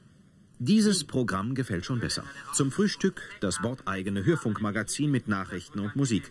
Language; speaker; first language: German; native; German